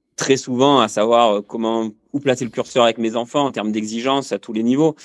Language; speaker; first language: French; native; French